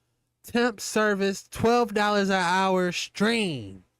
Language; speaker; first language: English; native; English